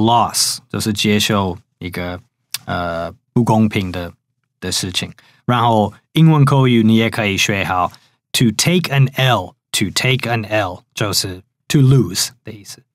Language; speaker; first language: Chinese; non-native, fluent; English